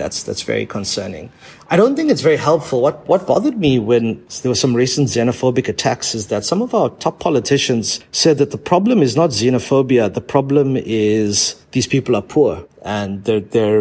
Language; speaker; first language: English; native; English